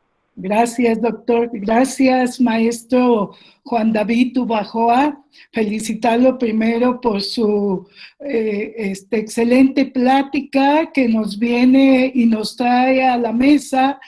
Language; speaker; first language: Spanish; native; Spanish